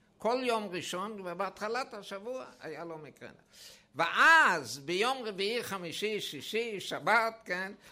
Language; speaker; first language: Hebrew; non-native, fluent; English